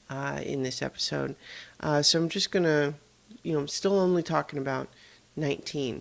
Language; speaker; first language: English; native; English